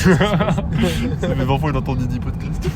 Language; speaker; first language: French; native; French